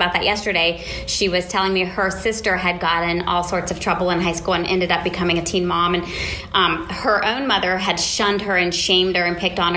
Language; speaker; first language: English; native; English